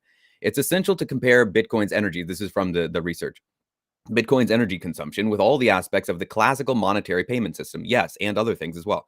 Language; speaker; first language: English; native; English